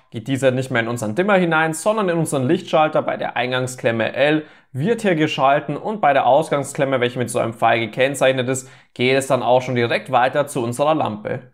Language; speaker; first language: German; native; German